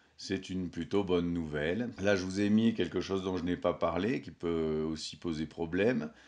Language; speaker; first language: French; native; French